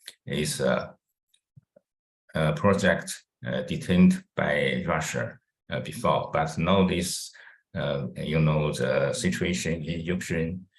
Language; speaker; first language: English; non-native, fluent; Chinese